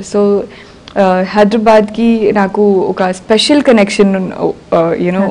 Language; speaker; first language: Telugu; non-native, learner; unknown